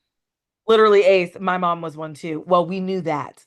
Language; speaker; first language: English; native; English